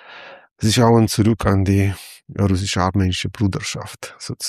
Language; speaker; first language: German; non-native, fluent; Armenian